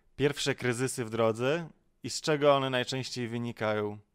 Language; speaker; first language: Polish; native; Polish